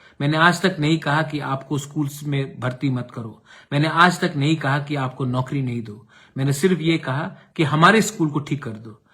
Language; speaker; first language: Hindi; non-native, local second language; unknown